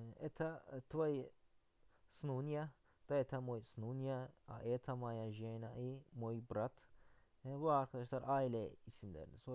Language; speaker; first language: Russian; non-native, learner; Turkish